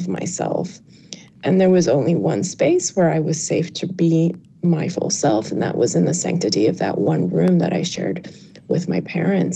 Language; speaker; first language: English; early bilingual, other home language; Chinese